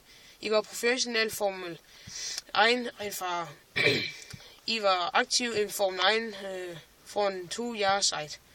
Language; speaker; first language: German; non-native, learner; Danish